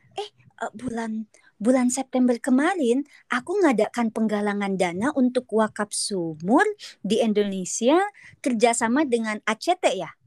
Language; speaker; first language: Indonesian; native; Indonesian